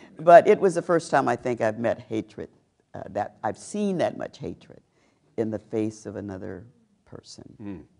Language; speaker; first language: English; native; English